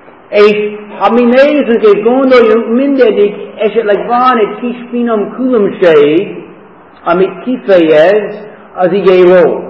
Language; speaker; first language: Hungarian; non-native, fluent; English